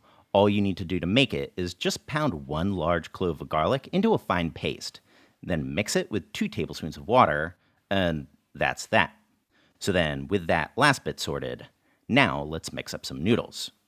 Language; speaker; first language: English; native; English